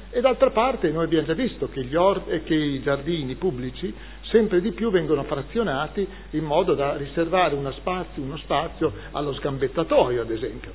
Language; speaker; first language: Italian; native; Italian